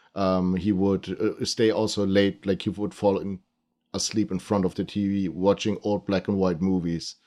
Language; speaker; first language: English; early bilingual, other home language; German